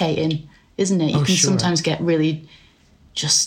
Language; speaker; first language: English; native; English